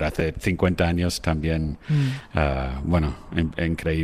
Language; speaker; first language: Spanish; non-native, fluent; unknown